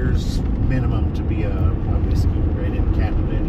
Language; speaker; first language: English; native; English